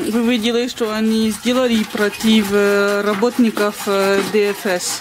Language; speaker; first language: Russian; non-native, learner; French